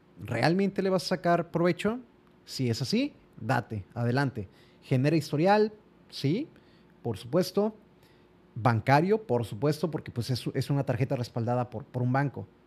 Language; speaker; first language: Spanish; native; Spanish